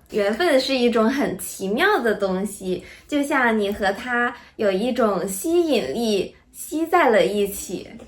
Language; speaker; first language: Chinese; native; Chinese